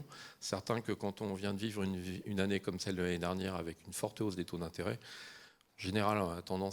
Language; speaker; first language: French; native; French